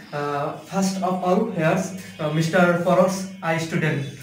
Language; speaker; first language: English; non-native, learner; Bangla